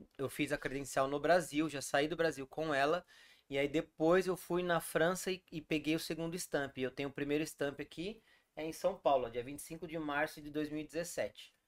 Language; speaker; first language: Portuguese; native; Portuguese